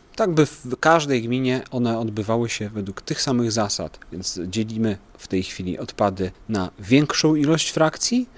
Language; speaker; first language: Polish; native; Polish